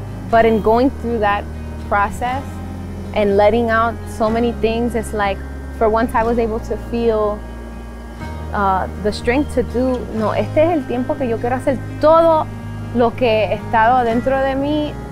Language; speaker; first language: English; early bilingual, other home language; Spanish